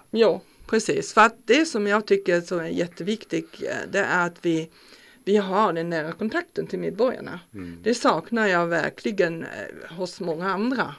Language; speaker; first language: Swedish; non-native, fluent; German